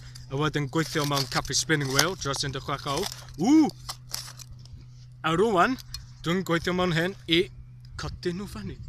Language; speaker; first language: Welsh; non-native, learner; English